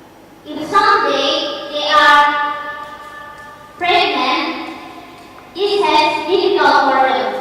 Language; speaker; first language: English; non-native, learner; Indonesian